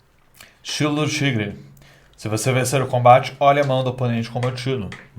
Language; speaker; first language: Portuguese; native; Portuguese